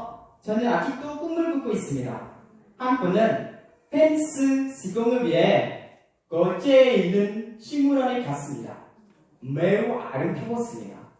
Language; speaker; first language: Korean; non-native, learner; Khmer